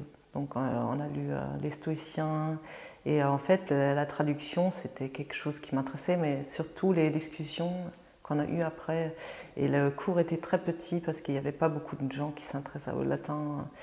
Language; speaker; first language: French; non-native, fluent; German